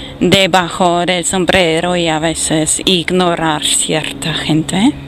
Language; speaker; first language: Spanish; non-native, fluent; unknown